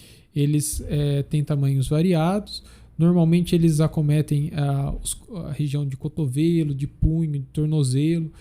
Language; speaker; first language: Portuguese; native; Portuguese